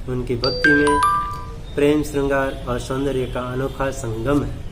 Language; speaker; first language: Hindi; non-native, local second language; Gujarati